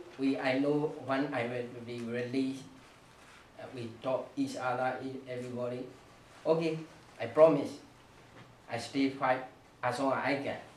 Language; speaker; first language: English; non-native, learner; Burmese